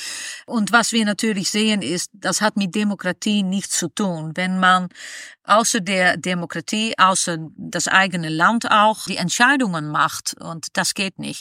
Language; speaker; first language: German; non-native, fluent; Dutch